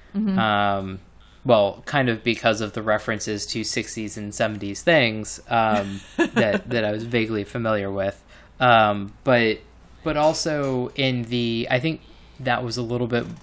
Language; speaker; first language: English; native; English